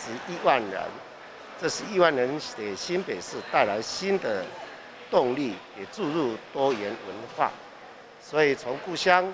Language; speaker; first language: Chinese; native; Chinese